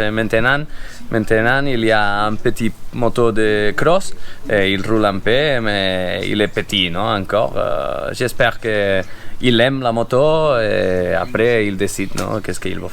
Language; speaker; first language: French; non-native, fluent; Spanish